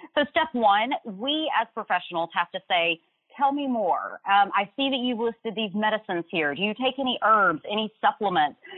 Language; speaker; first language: English; native; English